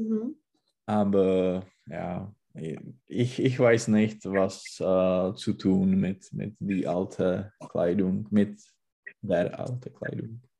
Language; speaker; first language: German; non-native, learner; Czech